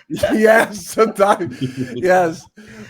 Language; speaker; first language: English; non-native, learner; Portuguese